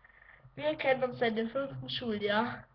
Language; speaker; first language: German; native; German